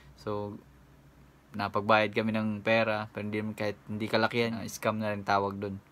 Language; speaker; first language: Filipino; non-native, local second language; Cebuano